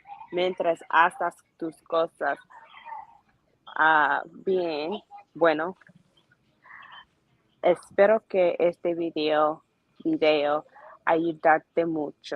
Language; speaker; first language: Spanish; non-native, learner; English